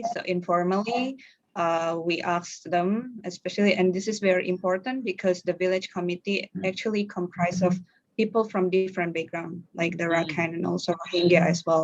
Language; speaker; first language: English; non-native, fluent; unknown